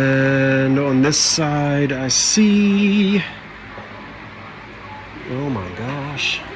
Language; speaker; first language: English; native; English